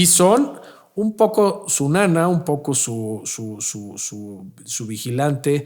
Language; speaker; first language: Spanish; native; Spanish